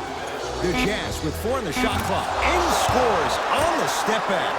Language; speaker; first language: English; native; English